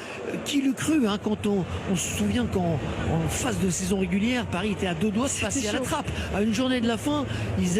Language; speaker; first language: French; native; French